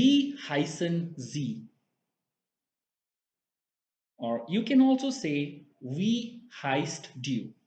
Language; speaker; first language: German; non-native, fluent; Hindi